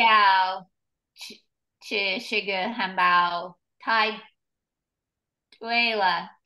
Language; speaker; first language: Chinese; non-native, learner; English